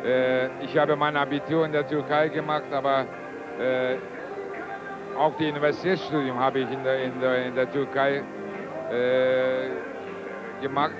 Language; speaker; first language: German; non-native, fluent; Turkish